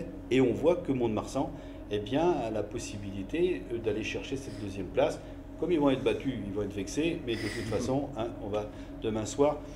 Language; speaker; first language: French; native; French